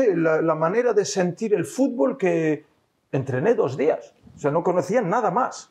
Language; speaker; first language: Spanish; early bilingual, heritage; French